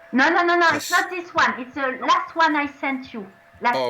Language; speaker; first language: English; non-native, fluent; French